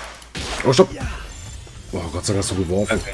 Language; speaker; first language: German; native; German